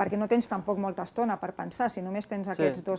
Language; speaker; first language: Catalan; native; Catalan